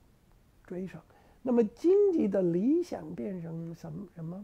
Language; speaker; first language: Chinese; non-native, fluent; English